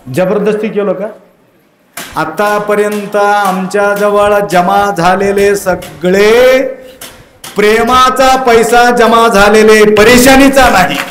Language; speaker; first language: Marathi; non-native, local second language; Kannada